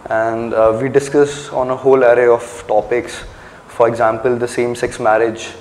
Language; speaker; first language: English; non-native, local second language; Hindi